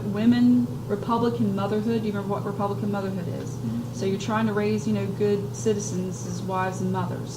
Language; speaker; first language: English; native; English